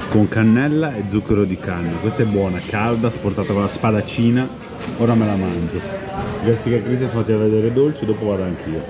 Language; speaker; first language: Italian; native; Italian